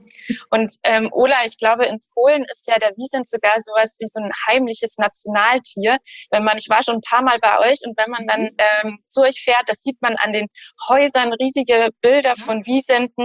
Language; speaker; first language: German; native; German